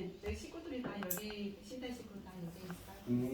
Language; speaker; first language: Korean; non-native, learner; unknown